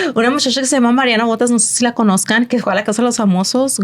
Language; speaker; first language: Spanish; early bilingual, heritage; Spanish